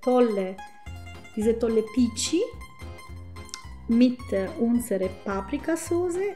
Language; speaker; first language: German; non-native, fluent; Italian